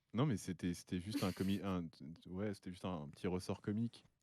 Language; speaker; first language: French; native; French